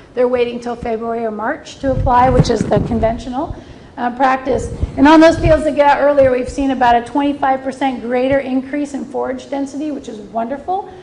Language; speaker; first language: English; native; English